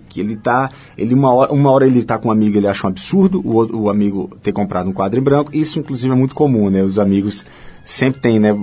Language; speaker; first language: Portuguese; native; Portuguese